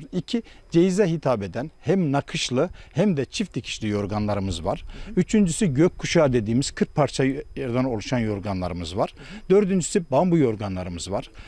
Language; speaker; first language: Turkish; native; Turkish